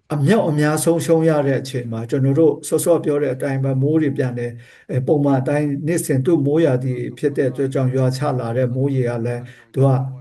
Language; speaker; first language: Burmese; non-native, local second language; Kachin